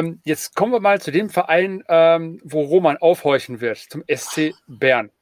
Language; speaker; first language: German; native; German